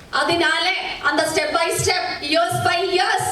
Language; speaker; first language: Tamil; non-native, learner; Malayalam